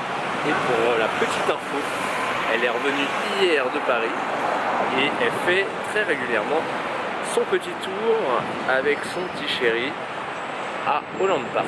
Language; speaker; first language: French; native; French